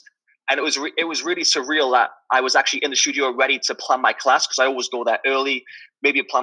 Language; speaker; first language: English; native; English